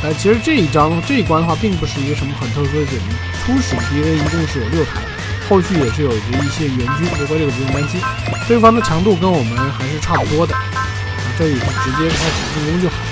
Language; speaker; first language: Chinese; native; Chinese